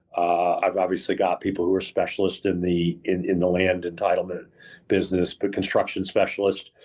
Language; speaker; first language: English; native; English